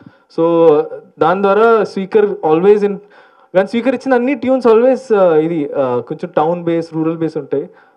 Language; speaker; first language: Telugu; non-native, learner; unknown